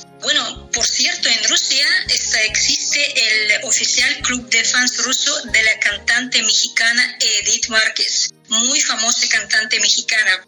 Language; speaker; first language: Spanish; non-native, fluent; Russian